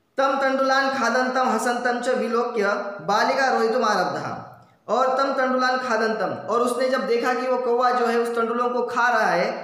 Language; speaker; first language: Hindi; non-native, local second language; Marathi